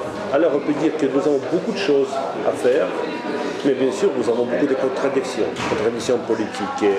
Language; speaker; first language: French; non-native, fluent; Russian